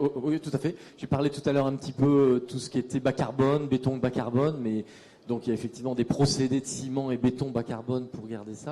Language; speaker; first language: French; native; French